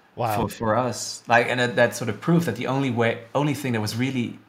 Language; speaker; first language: English; non-native, fluent; Dutch